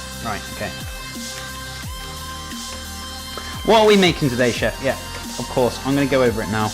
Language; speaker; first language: English; native; English